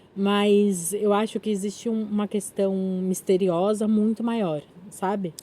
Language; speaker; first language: Portuguese; native; Portuguese